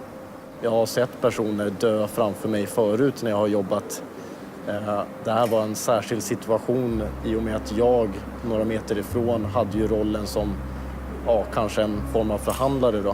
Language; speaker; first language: Swedish; native; Swedish